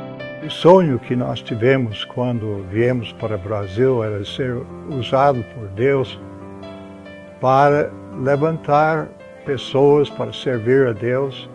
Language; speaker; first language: Portuguese; non-native, fluent; English